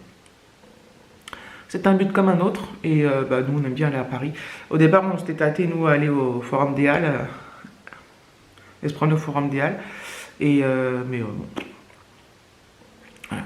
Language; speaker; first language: French; native; French